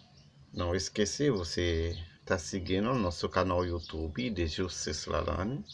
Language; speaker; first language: Portuguese; non-native, learner; Haitian Creole